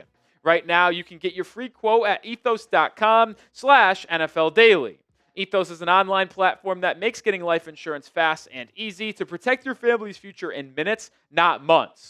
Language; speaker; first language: English; native; English